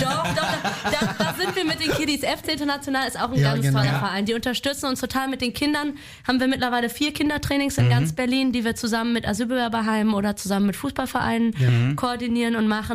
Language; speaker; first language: German; native; German